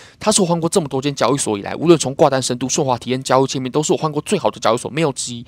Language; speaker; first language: Chinese; native; Chinese